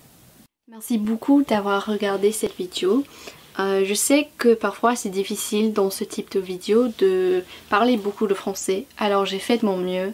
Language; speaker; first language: French; non-native, fluent; English